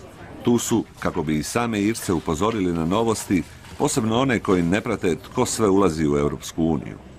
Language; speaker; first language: Croatian; native; Croatian